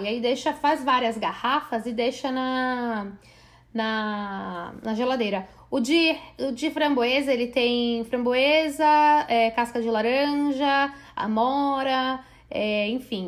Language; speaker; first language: Portuguese; native; Portuguese